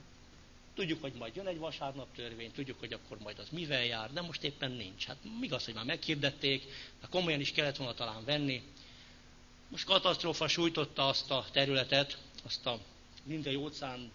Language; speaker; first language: Hungarian; native; Hungarian